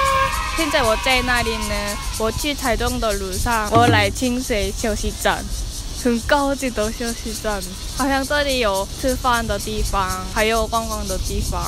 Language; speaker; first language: Chinese; non-native, learner; Korean